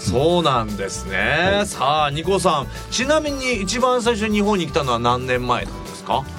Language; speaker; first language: Japanese; native; Japanese